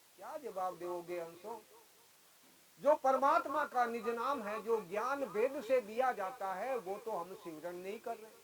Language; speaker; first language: Hindi; native; Hindi